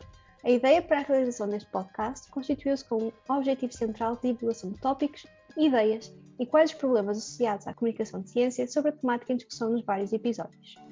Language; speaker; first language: Portuguese; native; Portuguese